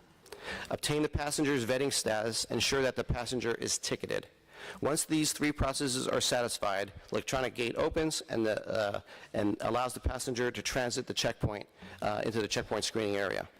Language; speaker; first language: English; native; English